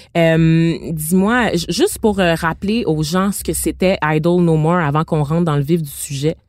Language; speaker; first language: French; native; French